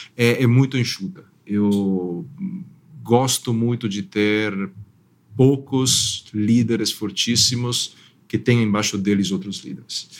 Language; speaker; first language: Portuguese; non-native, fluent; Italian